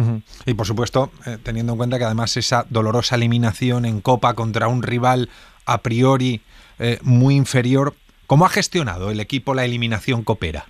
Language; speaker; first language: Spanish; native; Spanish